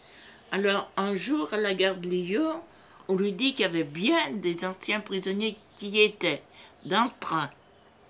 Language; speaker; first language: French; native; French